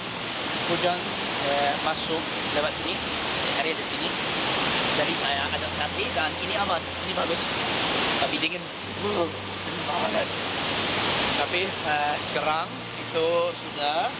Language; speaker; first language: Indonesian; non-native, learner; English